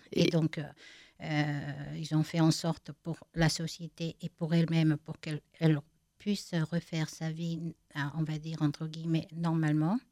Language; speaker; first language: French; non-native, fluent; Spanish